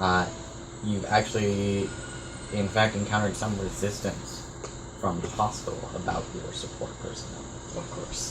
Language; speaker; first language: English; native; English